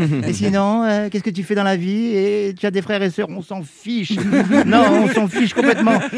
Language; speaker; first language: French; native; French